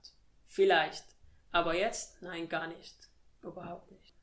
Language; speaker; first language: German; non-native, learner; Arabic